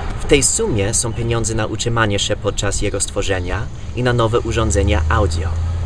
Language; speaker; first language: Polish; non-native, fluent; English